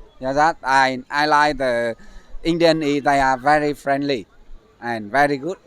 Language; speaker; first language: English; non-native, learner; Vietnamese